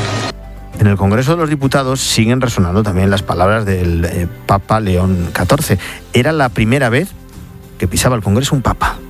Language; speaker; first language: Spanish; native; Spanish